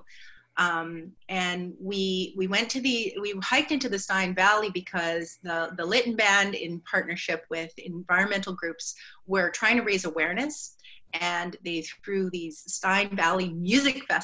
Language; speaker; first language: English; native; English